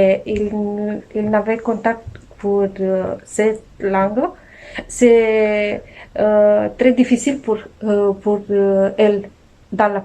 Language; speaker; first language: French; non-native, learner; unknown